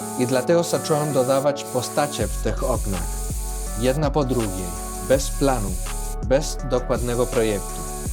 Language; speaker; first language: Polish; non-native, fluent; Spanish